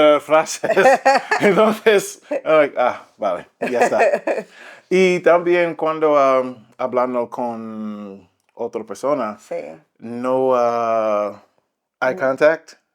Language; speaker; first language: Spanish; non-native, learner; English